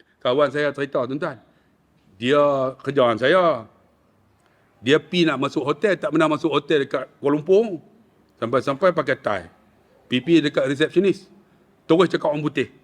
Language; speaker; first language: Malay; native; Malay